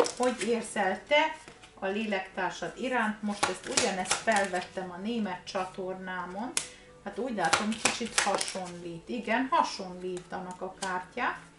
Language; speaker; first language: Hungarian; non-native, fluent; German